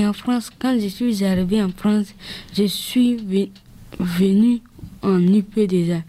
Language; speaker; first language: French; early bilingual, other home language; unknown